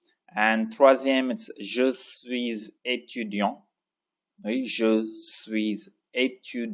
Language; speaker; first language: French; non-native, fluent; Tamil